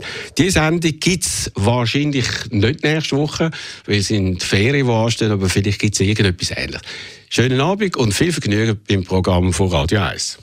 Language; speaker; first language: German; native; German